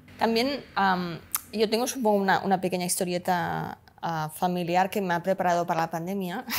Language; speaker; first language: Spanish; non-native, local second language; Catalan